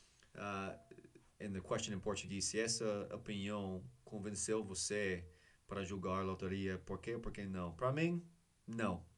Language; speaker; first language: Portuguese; non-native, learner; English